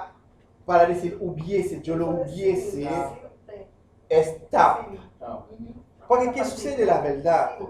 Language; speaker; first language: Spanish; non-native, fluent; Haitian Creole